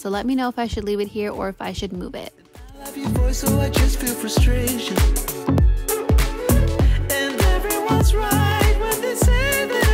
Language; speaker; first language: English; native; English